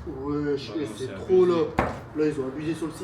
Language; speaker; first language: French; native; French